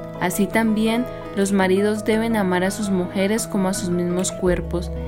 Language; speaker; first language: Spanish; native; Spanish